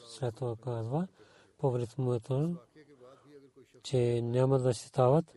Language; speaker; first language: Bulgarian; non-native, learner; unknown